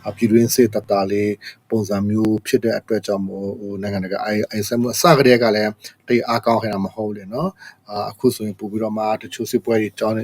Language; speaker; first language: Burmese; non-native, local second language; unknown